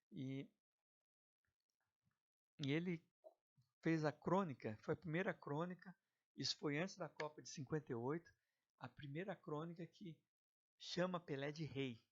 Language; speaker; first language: Portuguese; native; Portuguese